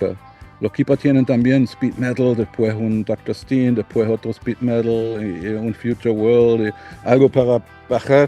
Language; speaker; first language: Spanish; non-native, learner; German